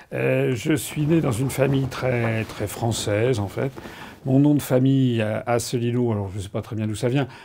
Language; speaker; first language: French; native; French